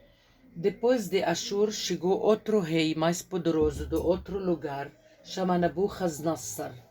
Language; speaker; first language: Portuguese; non-native, fluent; Arabic